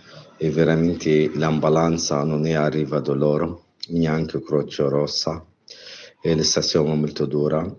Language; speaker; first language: Italian; non-native, learner; Arabic